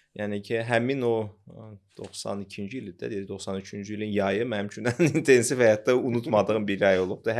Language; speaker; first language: Azerbaijani; non-native, local second language; Russian